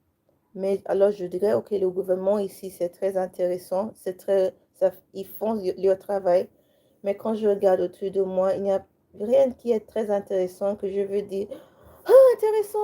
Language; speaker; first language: French; non-native, learner; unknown